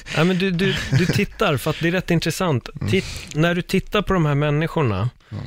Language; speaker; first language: Swedish; native; Swedish